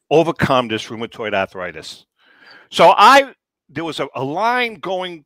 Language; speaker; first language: English; native; English